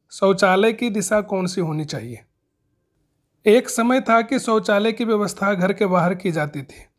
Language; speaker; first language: Hindi; native; Hindi